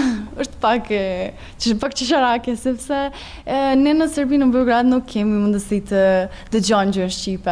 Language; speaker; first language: Albanian; non-native, fluent; Serbian